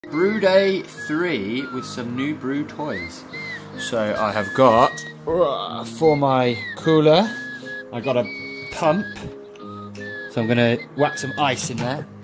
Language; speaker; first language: English; native; English